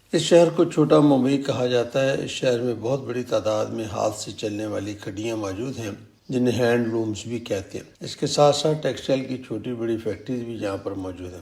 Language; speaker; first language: Urdu; native; Urdu